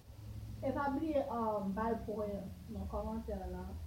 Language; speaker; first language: French; non-native, learner; Haitian Creole